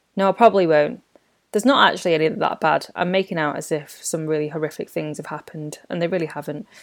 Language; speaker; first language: English; native; English